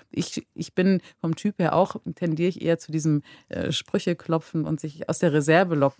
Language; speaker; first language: German; native; German